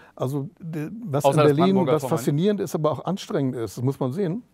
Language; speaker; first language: German; native; German